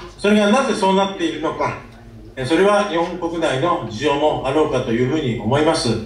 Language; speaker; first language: Japanese; native; Japanese